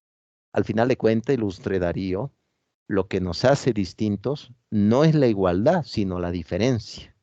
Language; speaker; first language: Spanish; native; Spanish